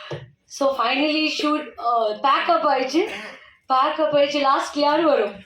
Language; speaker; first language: Tamil; non-native, fluent; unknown